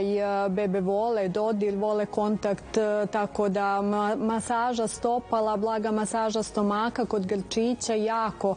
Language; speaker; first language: Serbian; native; Serbian